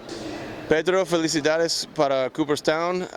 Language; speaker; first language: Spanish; non-native, learner; English